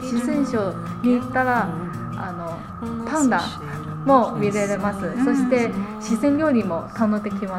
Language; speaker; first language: Japanese; non-native, fluent; Chinese